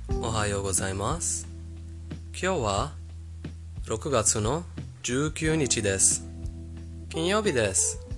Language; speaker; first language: Japanese; non-native, fluent; Persian